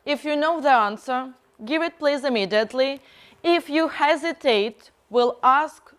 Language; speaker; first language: English; non-native, fluent; Russian